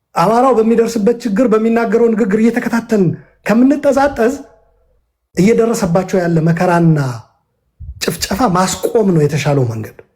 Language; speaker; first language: Amharic; non-native, local second language; Tigrinya